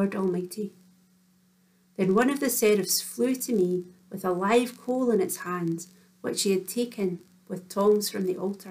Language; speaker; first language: English; native; English